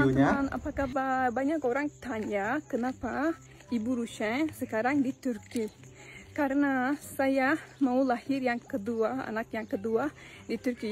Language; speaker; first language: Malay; non-native, learner; Turkish